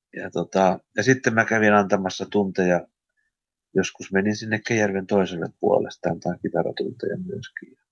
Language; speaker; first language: Finnish; early bilingual, heritage; Finnish